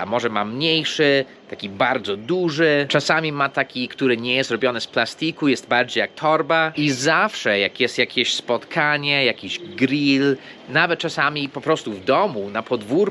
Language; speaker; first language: Polish; early bilingual, heritage; Polish